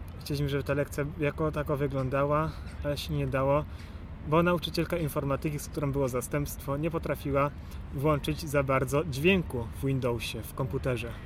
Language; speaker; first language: Polish; native; Polish